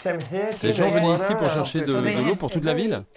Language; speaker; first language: French; native; French